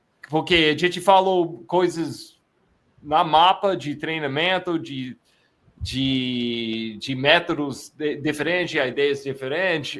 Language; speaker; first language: Portuguese; non-native, fluent; English